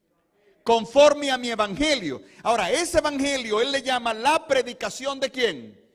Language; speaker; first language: Spanish; native; Spanish